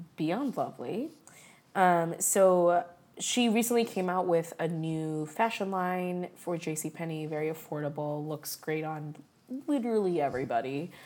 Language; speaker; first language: English; early bilingual, other home language; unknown